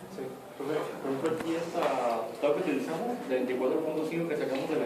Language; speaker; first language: Spanish; native; Spanish